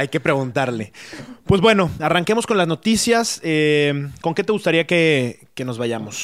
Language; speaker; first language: Spanish; native; Spanish